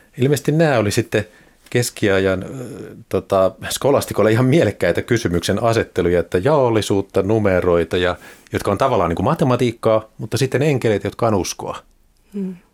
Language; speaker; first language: Finnish; native; Finnish